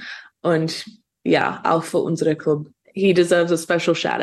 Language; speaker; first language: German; non-native, fluent; English